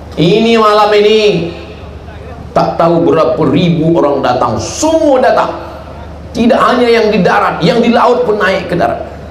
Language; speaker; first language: Malay; native; Malay